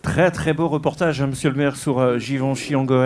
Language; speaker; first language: French; native; French